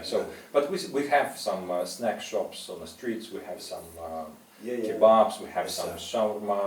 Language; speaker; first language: English; non-native, fluent; Russian